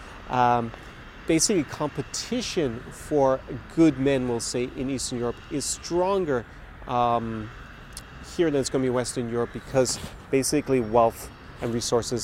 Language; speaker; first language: English; native; English